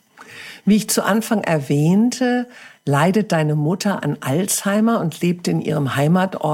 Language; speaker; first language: German; native; German